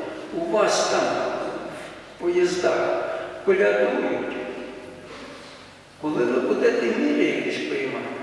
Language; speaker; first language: Ukrainian; native; Ukrainian